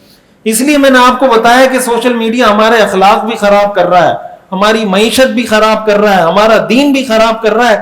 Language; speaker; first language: Urdu; native; Urdu